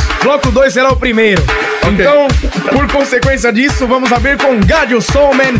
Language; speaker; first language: Portuguese; native; Portuguese